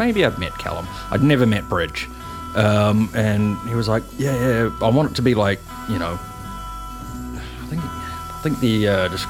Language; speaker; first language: English; native; English